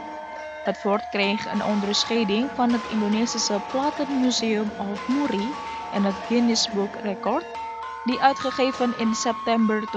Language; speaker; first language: Dutch; non-native, fluent; Indonesian